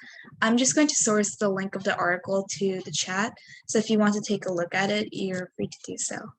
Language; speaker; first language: English; native; English